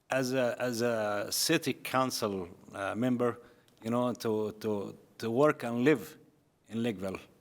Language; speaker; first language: English; non-native, learner; Arabic